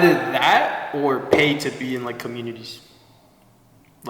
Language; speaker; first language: English; native; English